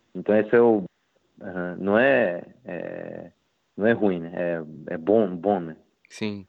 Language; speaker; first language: Portuguese; non-native, fluent; Japanese